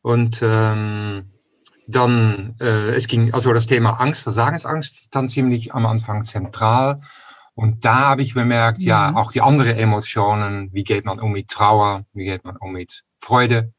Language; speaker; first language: German; non-native, fluent; Dutch